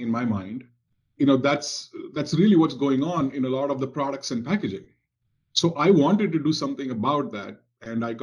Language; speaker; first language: English; non-native, local second language; Marathi